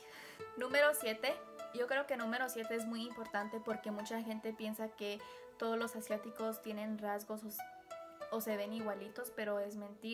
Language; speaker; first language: Spanish; early bilingual, heritage; Spanish